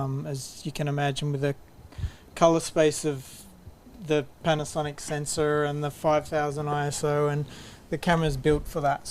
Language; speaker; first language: English; native; English